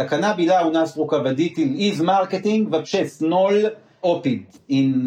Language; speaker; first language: Russian; non-native, learner; Hebrew